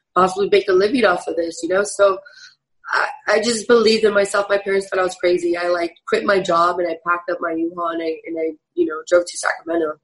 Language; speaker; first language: English; native; English